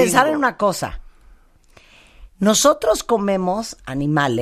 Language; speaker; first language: Spanish; native; Spanish